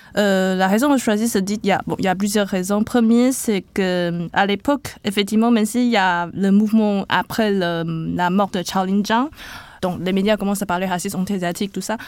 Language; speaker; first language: French; non-native, fluent; Chinese